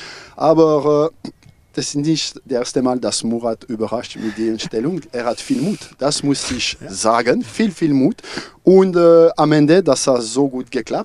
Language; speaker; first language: German; non-native, fluent; French